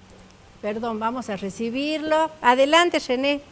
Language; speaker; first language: Spanish; native; Spanish